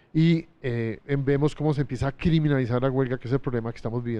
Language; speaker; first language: Spanish; native; Spanish